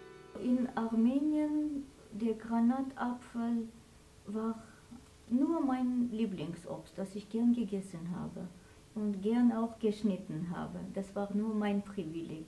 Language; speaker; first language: German; non-native, fluent; Armenian